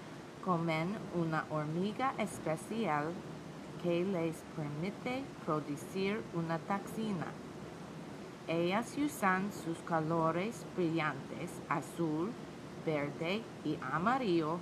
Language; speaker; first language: Spanish; non-native, learner; English